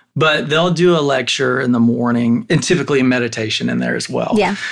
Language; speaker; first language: English; native; English